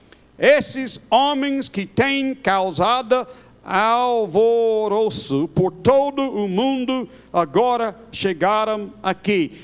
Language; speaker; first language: Portuguese; non-native, fluent; English